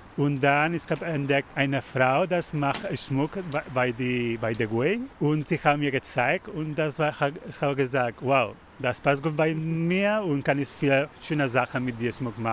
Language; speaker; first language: German; non-native, learner; Spanish